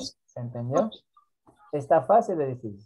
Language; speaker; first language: Spanish; native; Spanish